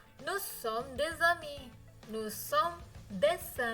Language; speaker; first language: French; non-native, fluent; Indonesian